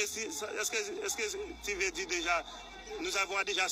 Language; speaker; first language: French; non-native, learner; Haitian Creole